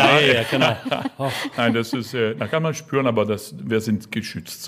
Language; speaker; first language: German; non-native, fluent; French